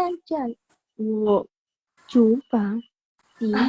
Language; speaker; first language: Chinese; non-native, learner; Indonesian